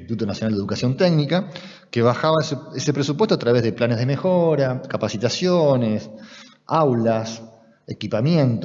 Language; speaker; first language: Spanish; native; Spanish